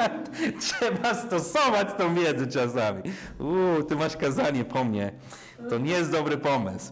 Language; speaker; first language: Polish; non-native, fluent; English